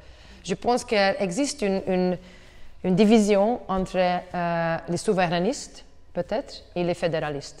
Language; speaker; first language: French; non-native, learner; Hungarian